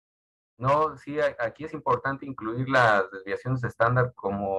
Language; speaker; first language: Spanish; native; Spanish